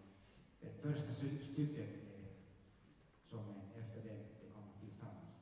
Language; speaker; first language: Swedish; non-native, local second language; Finnish